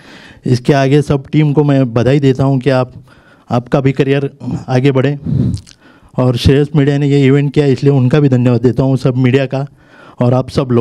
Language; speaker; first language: Hindi; non-native, fluent; Telugu